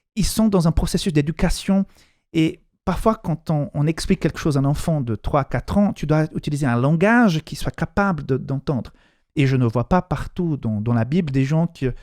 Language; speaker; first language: French; non-native, fluent; Portuguese